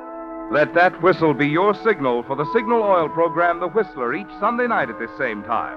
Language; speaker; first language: English; native; English